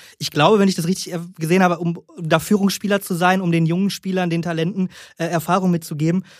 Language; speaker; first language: German; native; German